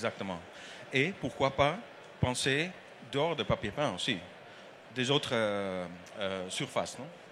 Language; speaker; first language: French; non-native, learner; Dutch